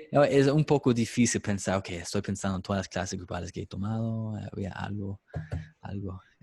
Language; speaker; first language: Spanish; non-native, fluent; English